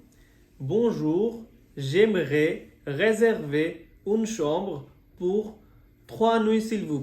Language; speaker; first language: French; non-native, fluent; Bangla